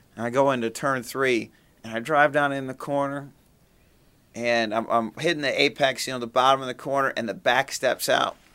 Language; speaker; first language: English; native; English